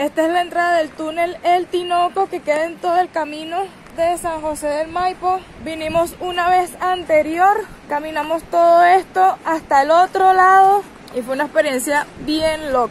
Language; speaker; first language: Spanish; native; Spanish